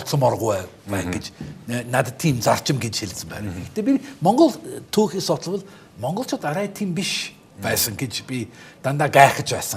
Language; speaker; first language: Mongolian; non-native, fluent; English